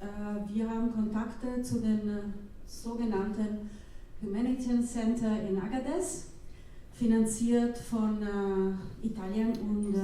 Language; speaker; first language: German; non-native, fluent; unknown